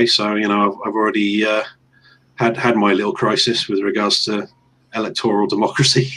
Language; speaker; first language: English; native; English